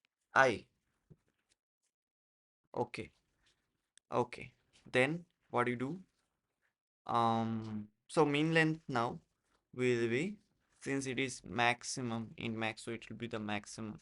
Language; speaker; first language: English; non-native, local second language; Hindi